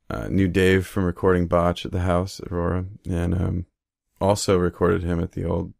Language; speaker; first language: English; native; English